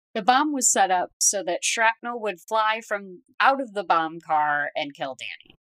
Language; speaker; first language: English; native; English